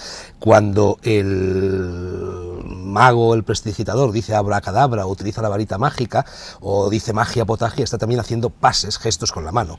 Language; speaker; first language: Spanish; native; Spanish